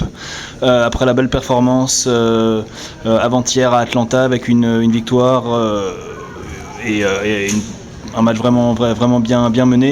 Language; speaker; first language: French; native; French